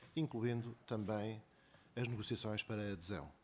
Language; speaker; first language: Portuguese; native; Portuguese